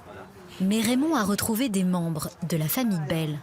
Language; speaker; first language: French; native; French